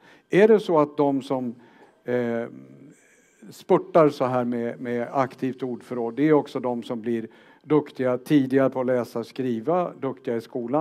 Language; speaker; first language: Swedish; native; Swedish